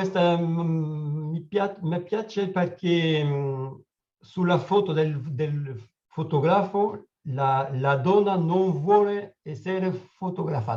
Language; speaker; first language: Italian; non-native, learner; French